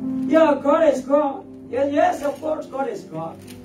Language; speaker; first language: English; non-native, fluent; Indonesian